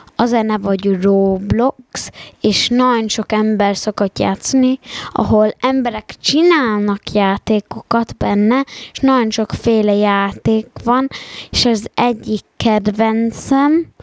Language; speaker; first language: Hungarian; early bilingual, heritage; Hungarian